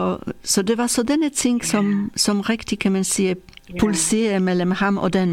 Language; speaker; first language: Danish; non-native, fluent; Polish